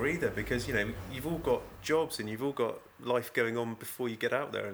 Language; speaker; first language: English; native; English